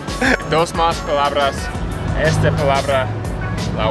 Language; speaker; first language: Spanish; non-native, learner; English